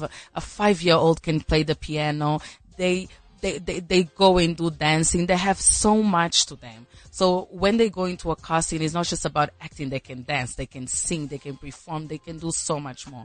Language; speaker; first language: English; non-native, fluent; Portuguese